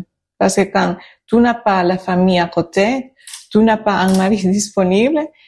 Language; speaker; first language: French; non-native, learner; Spanish